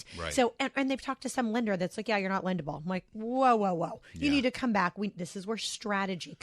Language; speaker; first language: English; native; English